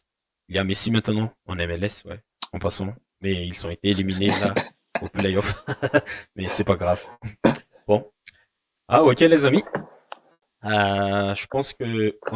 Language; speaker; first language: French; non-native, local second language; Malagasy